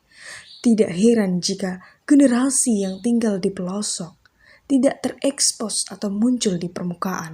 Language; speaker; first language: Indonesian; native; Indonesian